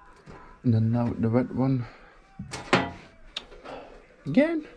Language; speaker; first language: English; non-native, fluent; Dutch